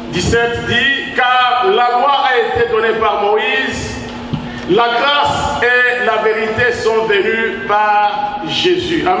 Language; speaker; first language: French; non-native, local second language; Lingala